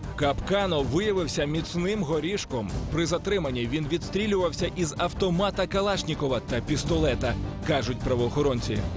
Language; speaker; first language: Ukrainian; native; Ukrainian